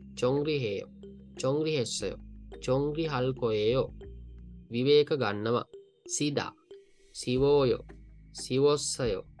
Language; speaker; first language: Korean; non-native, learner; Sinhala